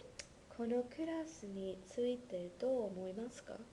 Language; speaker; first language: Japanese; non-native, learner; English